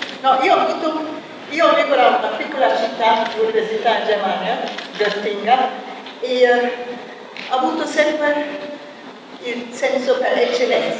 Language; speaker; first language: Italian; non-native, fluent; German